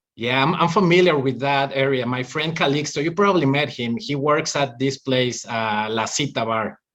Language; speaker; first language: English; non-native, fluent; Spanish